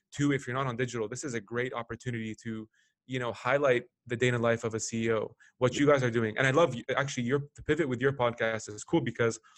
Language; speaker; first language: English; non-native, fluent; Arabic